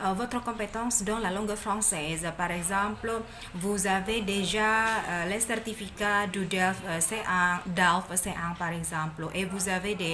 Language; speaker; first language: French; non-native, fluent; Indonesian